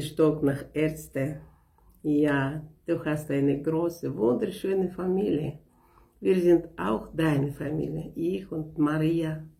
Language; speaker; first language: German; non-native, learner; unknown